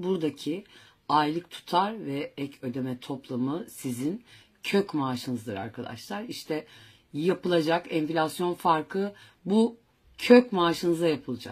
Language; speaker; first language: Turkish; native; Turkish